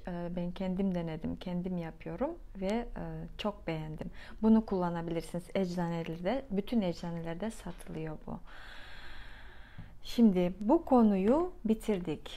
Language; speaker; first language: Turkish; non-native, fluent; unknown